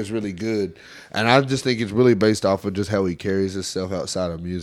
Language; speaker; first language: English; native; English